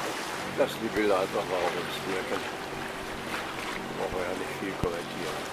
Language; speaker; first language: German; native; German